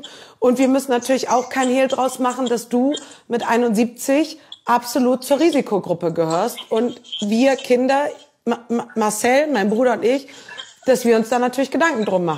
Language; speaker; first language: German; native; German